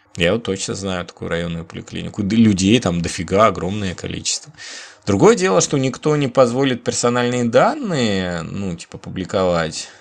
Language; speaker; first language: Russian; native; Russian